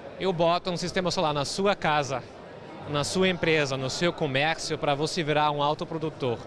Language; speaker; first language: Portuguese; non-native, fluent; German